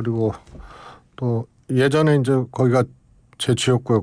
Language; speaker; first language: Korean; native; Korean